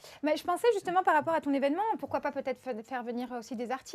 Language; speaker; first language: French; native; French